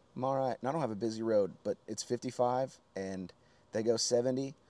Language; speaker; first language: English; native; English